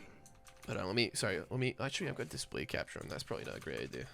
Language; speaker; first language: English; native; English